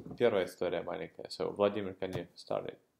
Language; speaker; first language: Russian; native; Russian